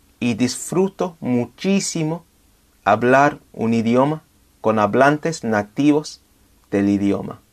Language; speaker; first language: Spanish; non-native, fluent; English